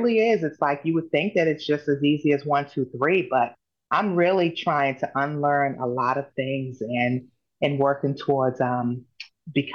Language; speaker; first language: English; native; English